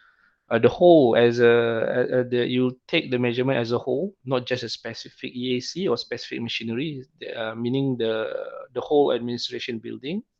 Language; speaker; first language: English; non-native, local second language; Malay